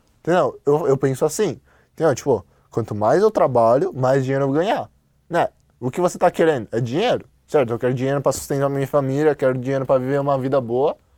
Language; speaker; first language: Portuguese; non-native, fluent; Chinese